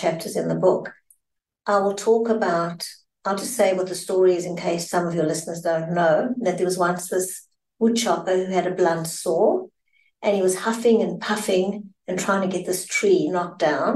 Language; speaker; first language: English; native; English